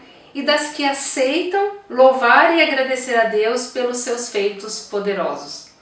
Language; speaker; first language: Portuguese; native; Portuguese